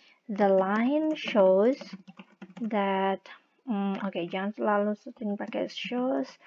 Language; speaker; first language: English; non-native, fluent; Indonesian